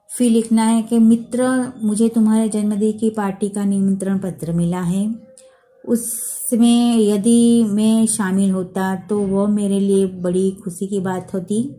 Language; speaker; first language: Hindi; non-native, local second language; Gujarati